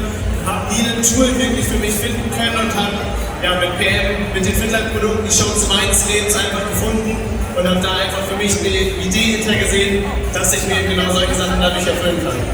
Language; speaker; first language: German; native; German